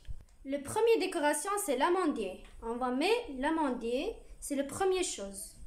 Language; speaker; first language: French; non-native, learner; Arabic